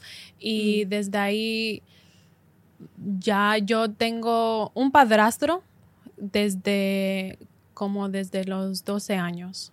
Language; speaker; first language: Spanish; early bilingual, heritage; Spanish